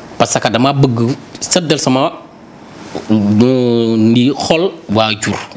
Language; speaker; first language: Wolof; non-native, local second language; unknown